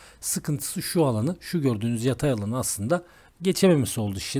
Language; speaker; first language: Turkish; native; Turkish